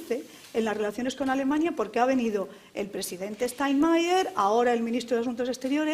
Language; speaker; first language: Spanish; native; Spanish